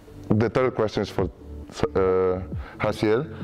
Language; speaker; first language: English; non-native, learner; Portuguese